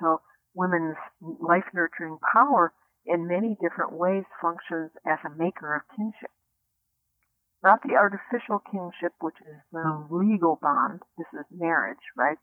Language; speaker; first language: English; native; English